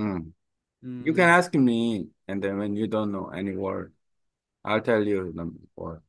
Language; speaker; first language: English; non-native, learner; Korean